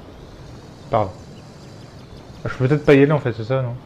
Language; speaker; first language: French; native; French